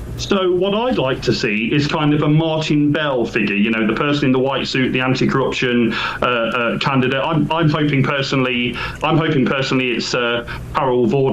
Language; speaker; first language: English; native; English